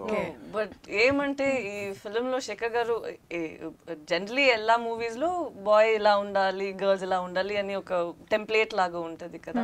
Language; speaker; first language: Telugu; non-native, local second language; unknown